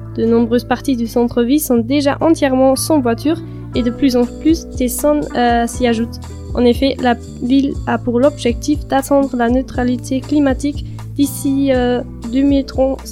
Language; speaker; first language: French; non-native, fluent; German